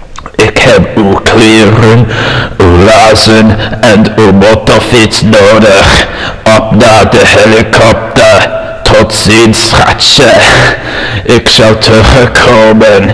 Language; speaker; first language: Dutch; non-native, learner; English